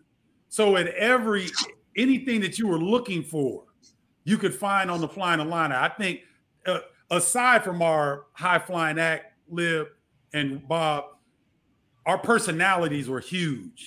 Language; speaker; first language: English; native; English